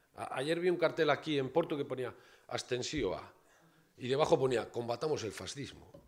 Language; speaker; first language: Spanish; native; Spanish